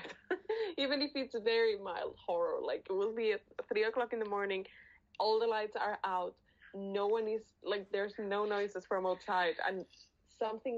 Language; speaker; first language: English; non-native, fluent; Catalan